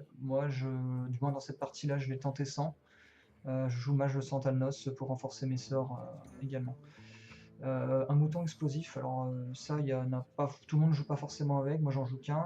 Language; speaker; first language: French; native; French